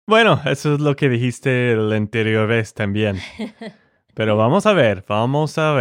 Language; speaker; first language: Spanish; non-native, fluent; English